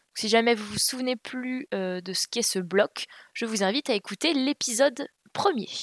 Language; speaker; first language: French; native; French